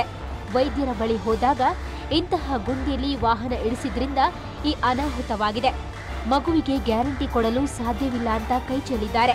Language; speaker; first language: Kannada; native; Kannada